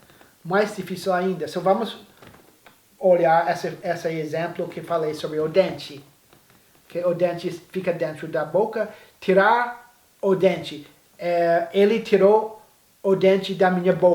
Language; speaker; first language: Portuguese; non-native, fluent; English